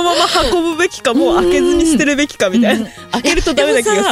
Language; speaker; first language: Japanese; native; Japanese